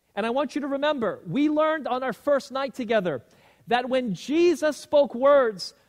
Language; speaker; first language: English; native; English